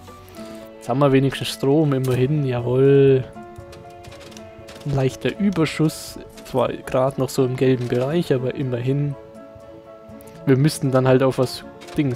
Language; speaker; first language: German; native; German